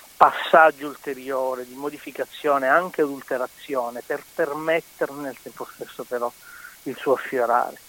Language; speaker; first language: Italian; native; Italian